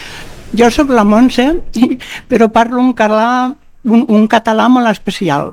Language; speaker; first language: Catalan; non-native, local second language; Spanish